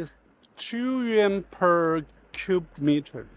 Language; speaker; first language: English; non-native, learner; Chinese